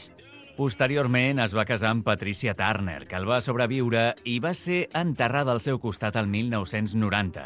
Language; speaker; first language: Catalan; native; Catalan